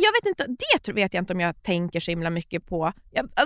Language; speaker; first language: Swedish; native; Swedish